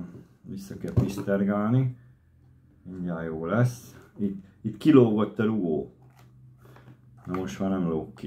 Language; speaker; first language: Hungarian; native; Hungarian